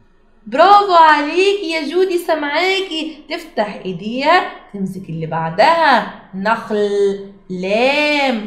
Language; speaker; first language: Arabic; native; Arabic